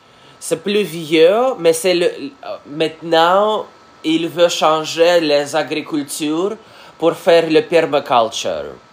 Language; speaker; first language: French; non-native, learner; Russian